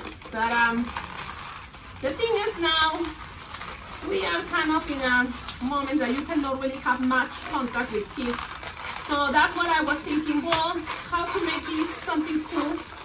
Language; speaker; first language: English; non-native, fluent; Spanish